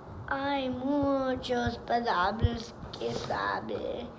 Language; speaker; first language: Spanish; non-native, learner; English